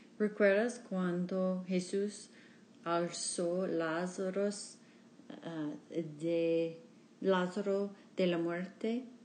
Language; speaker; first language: Spanish; non-native, learner; English